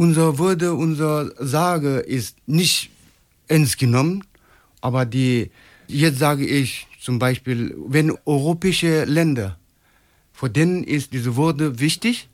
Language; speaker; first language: German; non-native, learner; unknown